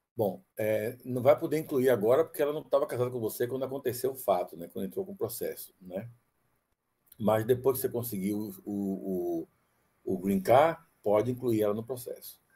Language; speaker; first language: Portuguese; native; Portuguese